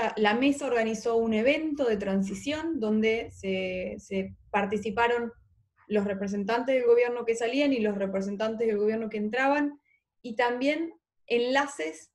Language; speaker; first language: Spanish; native; Spanish